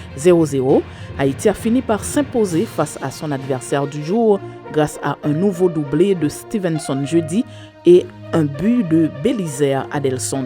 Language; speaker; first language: French; non-native, local second language; Haitian Creole